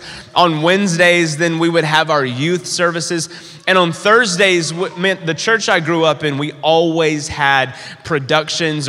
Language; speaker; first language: English; native; English